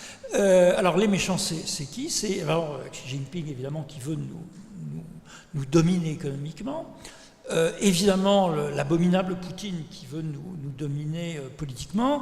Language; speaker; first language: French; native; French